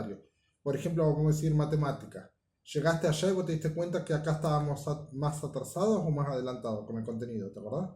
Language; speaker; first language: Spanish; native; Spanish